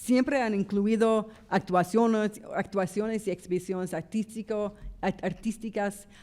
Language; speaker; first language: Spanish; non-native, fluent; English